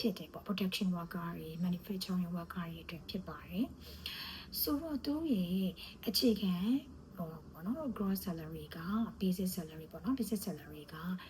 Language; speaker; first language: Burmese; native; Burmese